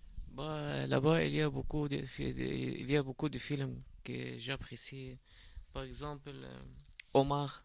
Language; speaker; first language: French; non-native, learner; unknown